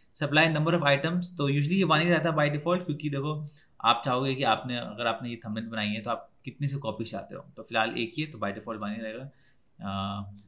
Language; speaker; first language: Hindi; native; Hindi